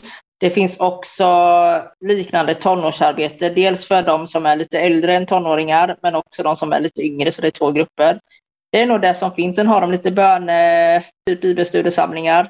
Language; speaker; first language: Swedish; native; Swedish